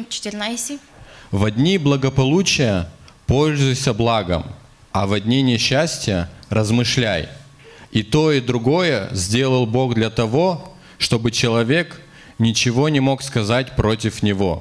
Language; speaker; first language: Russian; native; Russian